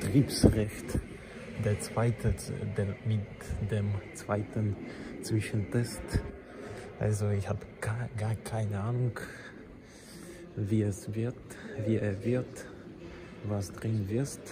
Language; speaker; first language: German; non-native, learner; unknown